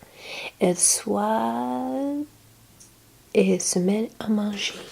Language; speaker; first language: French; non-native, learner; English